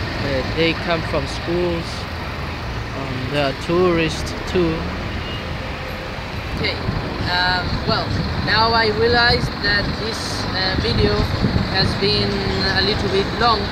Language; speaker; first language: English; non-native, learner; Spanish